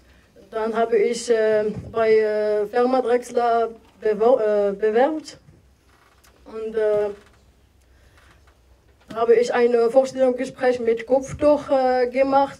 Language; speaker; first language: German; non-native, learner; Arabic